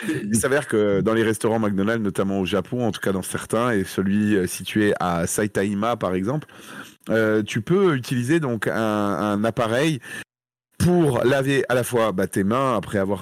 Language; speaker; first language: French; native; French